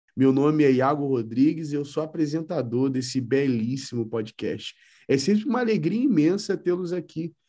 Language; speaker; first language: Portuguese; native; Portuguese